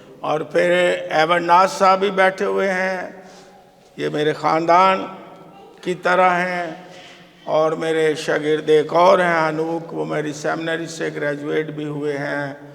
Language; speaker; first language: Urdu; non-native, local second language; Punjabi